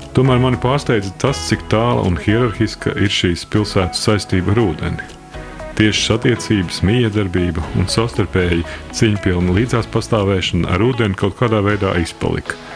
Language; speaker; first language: Latvian; native; Latvian